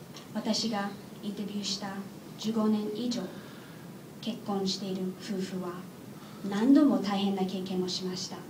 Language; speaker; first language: Japanese; non-native, learner; English